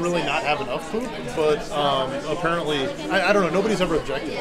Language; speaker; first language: English; native; English